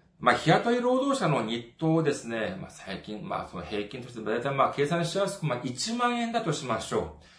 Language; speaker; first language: Japanese; non-native, fluent; Korean